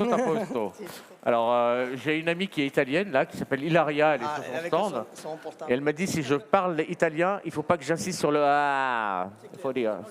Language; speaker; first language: French; native; French